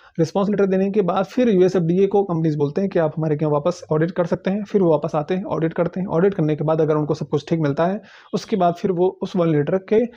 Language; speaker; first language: Hindi; native; Hindi